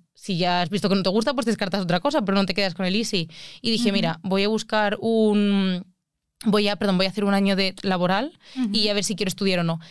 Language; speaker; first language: Spanish; native; Spanish